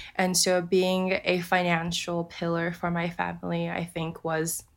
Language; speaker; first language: English; early bilingual, other home language; Japanese